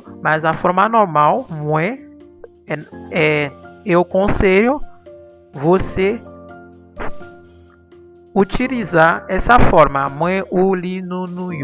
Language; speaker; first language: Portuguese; non-native, fluent; Haitian Creole